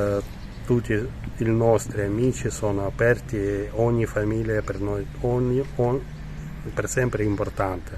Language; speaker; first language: Italian; non-native, learner; Ukrainian